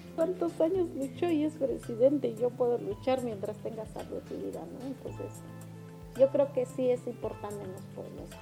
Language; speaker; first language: Spanish; non-native, local second language; Mixtepec Mixtec